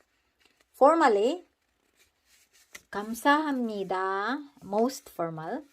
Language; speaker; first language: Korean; non-native, fluent; Filipino